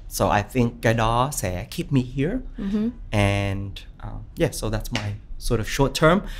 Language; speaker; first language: English; early bilingual, other home language; Vietnamese